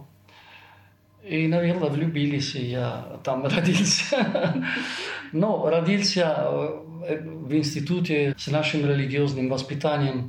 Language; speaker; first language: Russian; non-native, fluent; Italian